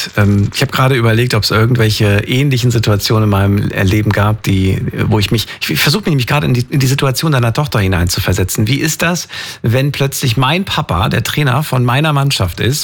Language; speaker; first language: German; native; German